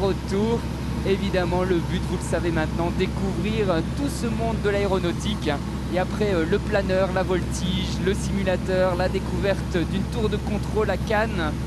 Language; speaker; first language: French; native; French